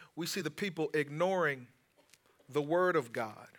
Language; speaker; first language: English; native; English